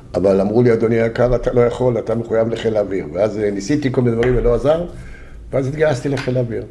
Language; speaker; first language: Hebrew; early bilingual, other home language; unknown